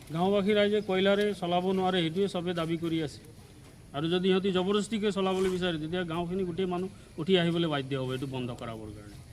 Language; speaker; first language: Assamese; non-native, local second language; Karbi